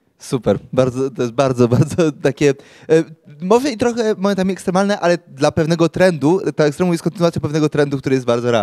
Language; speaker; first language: Polish; native; Polish